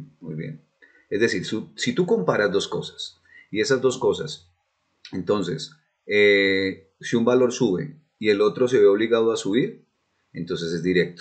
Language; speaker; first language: Spanish; native; Spanish